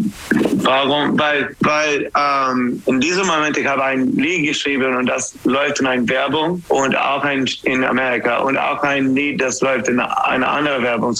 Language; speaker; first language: German; non-native, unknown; English